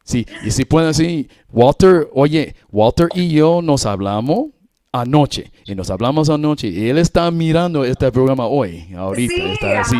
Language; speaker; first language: Spanish; non-native, learner; English